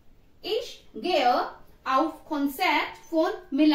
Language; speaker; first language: German; non-native, learner; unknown